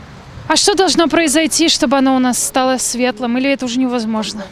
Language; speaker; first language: Russian; native; Russian